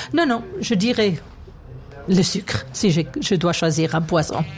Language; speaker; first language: French; non-native, fluent; German